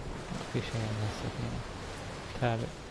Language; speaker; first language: Arabic; native; Arabic